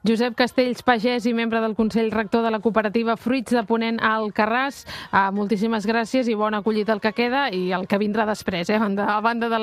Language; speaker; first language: Catalan; native; Catalan